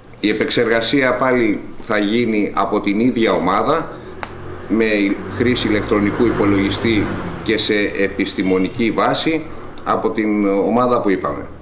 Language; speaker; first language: Greek; native; Greek